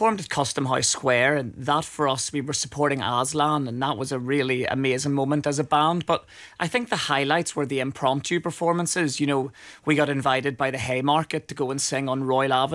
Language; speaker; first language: English; native; English